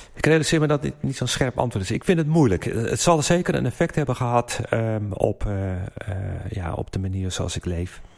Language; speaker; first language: Dutch; native; Dutch